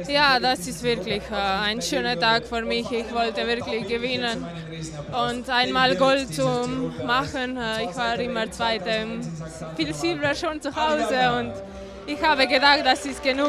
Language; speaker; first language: German; non-native, learner; Slovenian